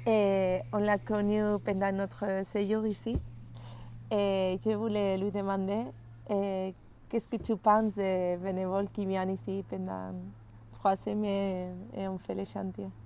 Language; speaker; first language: French; non-native, learner; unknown